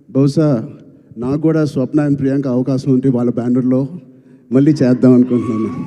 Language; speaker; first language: Telugu; native; Telugu